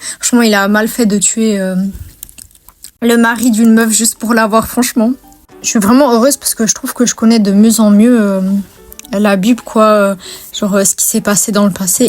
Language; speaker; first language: French; native; French